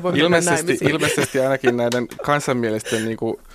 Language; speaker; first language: Finnish; native; Finnish